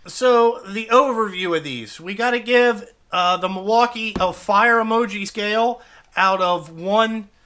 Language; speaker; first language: English; native; English